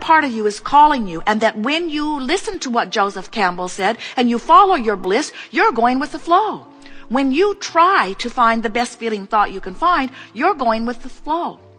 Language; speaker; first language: English; native; English